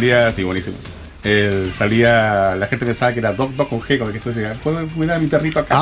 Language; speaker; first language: Spanish; native; Spanish